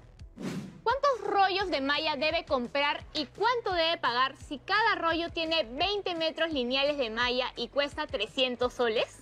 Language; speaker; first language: Spanish; native; Spanish